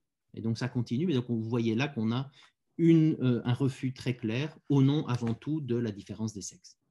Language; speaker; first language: French; native; French